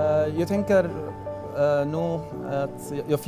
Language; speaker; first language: Swedish; non-native, learner; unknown